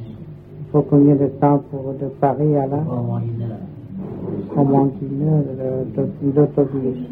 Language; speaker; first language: French; non-native, learner; Vietnamese